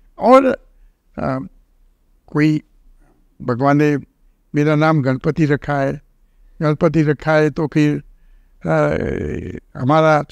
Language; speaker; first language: Hindi; non-native, local second language; Gujarati